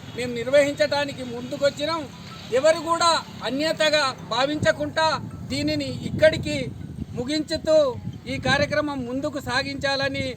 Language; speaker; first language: Telugu; non-native, local second language; Gondi